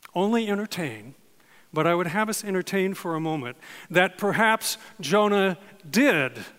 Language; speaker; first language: English; native; English